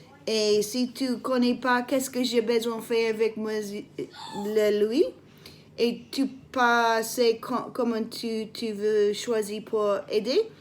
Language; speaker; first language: French; non-native, learner; English